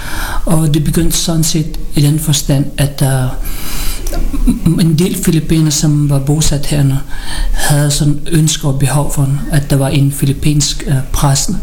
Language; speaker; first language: Danish; early bilingual, other home language; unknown